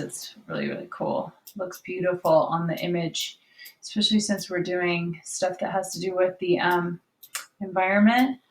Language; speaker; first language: English; native; English